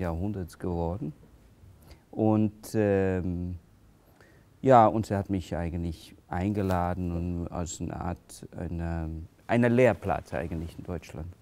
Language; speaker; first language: German; non-native, fluent; English